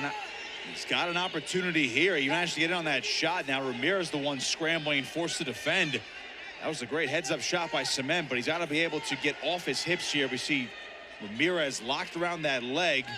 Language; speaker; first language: English; native; English